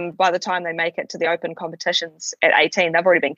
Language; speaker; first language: English; native; English